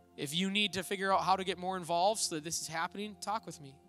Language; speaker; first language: English; native; English